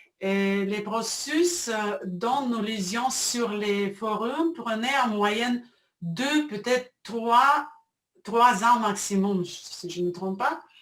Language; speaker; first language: French; non-native, fluent; Russian